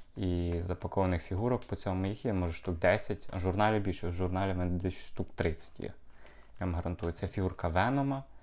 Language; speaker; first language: Ukrainian; non-native, local second language; Russian